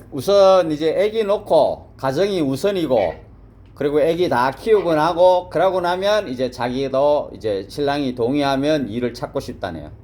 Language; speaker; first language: Korean; native; Korean